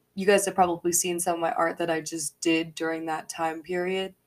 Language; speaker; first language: English; native; English